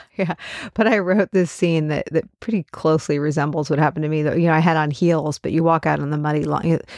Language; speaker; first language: English; native; English